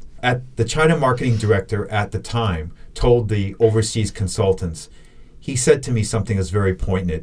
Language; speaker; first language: English; native; English